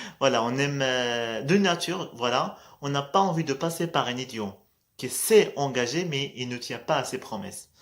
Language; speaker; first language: French; non-native, local second language; Arabic